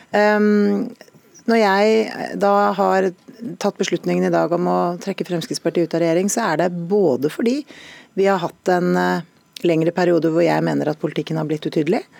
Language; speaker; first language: Norwegian; native; Norwegian